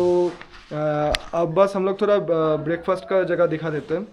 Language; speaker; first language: Hindi; non-native, local second language; Bangla